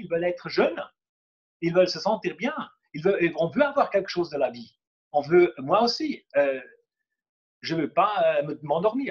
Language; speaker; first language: French; non-native, local second language; German